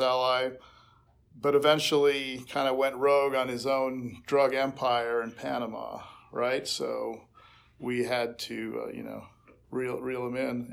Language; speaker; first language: English; native; English